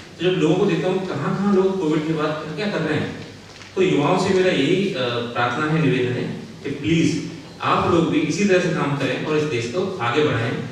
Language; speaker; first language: Hindi; native; Hindi